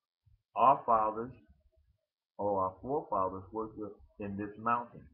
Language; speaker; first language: English; native; English